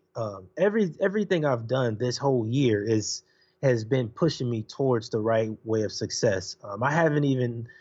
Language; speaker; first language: English; native; English